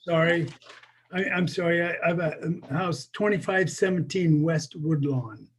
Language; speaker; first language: English; native; English